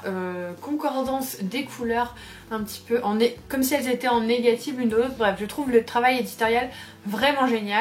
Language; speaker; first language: French; native; French